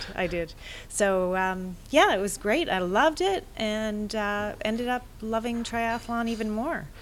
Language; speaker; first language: English; native; English